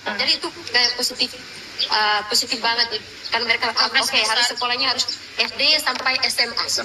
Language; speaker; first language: Indonesian; non-native, fluent; Tetum